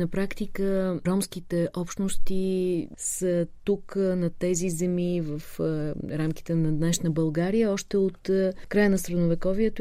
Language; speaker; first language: Bulgarian; native; Bulgarian